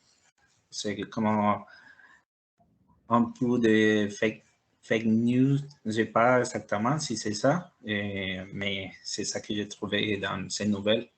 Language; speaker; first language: French; non-native, learner; Spanish